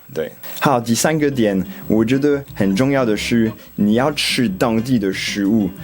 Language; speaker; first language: Chinese; non-native, fluent; French